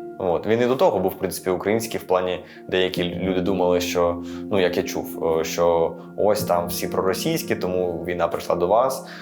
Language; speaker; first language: Ukrainian; non-native, local second language; Russian